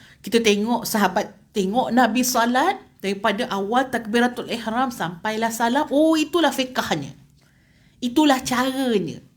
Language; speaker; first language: Malay; native; Malay